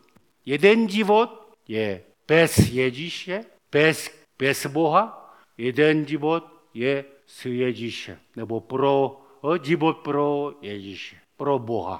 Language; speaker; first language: Czech; non-native, learner; Korean